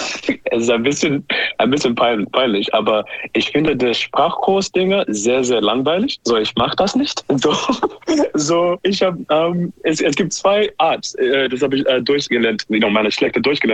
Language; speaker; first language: German; non-native, learner; English